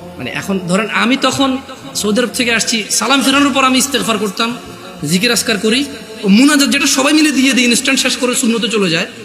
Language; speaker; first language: Bangla; early bilingual, heritage; Bangla